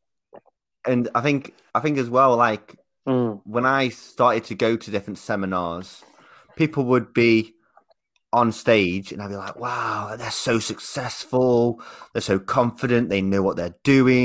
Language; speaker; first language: English; native; English